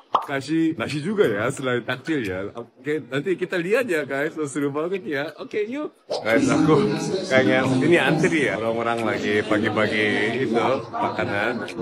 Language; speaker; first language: Indonesian; non-native, fluent; Korean